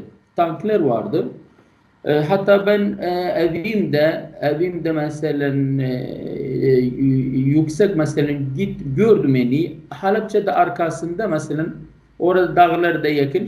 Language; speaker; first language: Turkish; non-native, learner; Kurdish